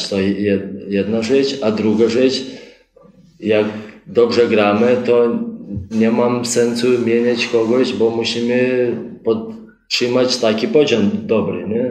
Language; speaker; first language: Polish; non-native, fluent; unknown